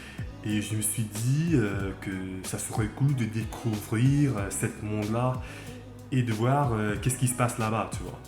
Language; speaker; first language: French; non-native, fluent; English